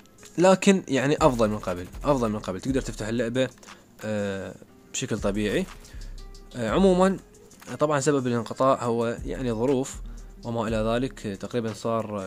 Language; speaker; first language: Arabic; native; Arabic